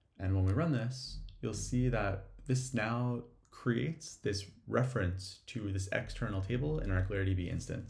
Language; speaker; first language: English; native; English